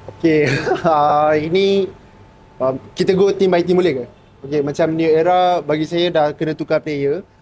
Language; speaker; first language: Malay; native; Malay